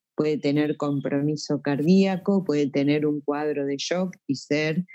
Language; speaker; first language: Spanish; native; Spanish